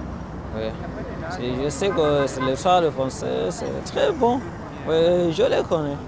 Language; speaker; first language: French; non-native, learner; Swahili